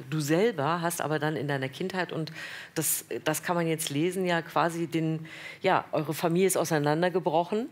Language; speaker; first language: German; native; German